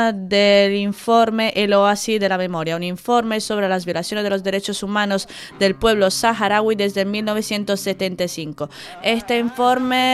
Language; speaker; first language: Spanish; native; Spanish